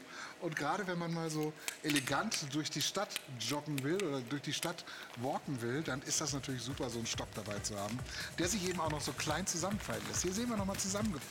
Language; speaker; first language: German; native; German